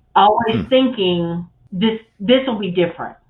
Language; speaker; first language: English; native; English